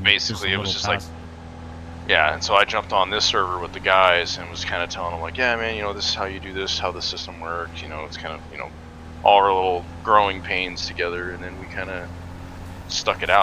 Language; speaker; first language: English; native; English